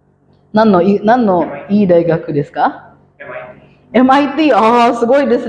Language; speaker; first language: Japanese; non-native, fluent; Indonesian